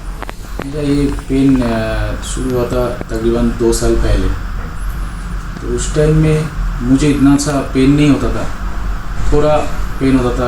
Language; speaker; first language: Hindi; non-native, local second language; Bangla